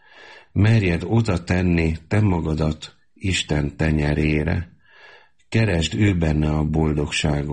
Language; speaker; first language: Hungarian; native; Hungarian